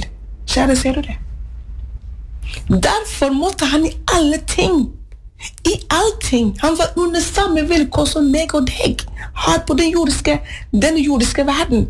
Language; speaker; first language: Norwegian; non-native, fluent; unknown